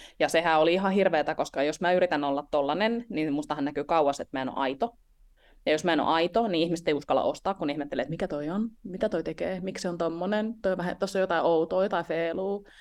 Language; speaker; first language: Finnish; native; Finnish